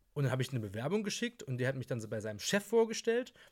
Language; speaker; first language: German; native; German